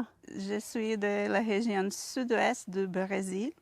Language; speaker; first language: French; non-native, learner; Portuguese